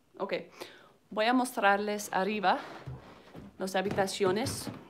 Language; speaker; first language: Spanish; non-native, learner; English